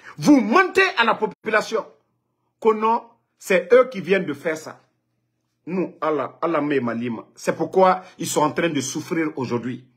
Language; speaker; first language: French; non-native, local second language; Mandingo